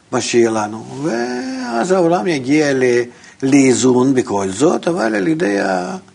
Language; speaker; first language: Hebrew; non-native, fluent; Russian